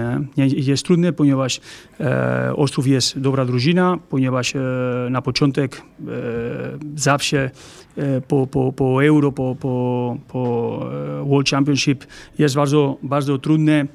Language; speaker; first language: Polish; non-native, learner; Spanish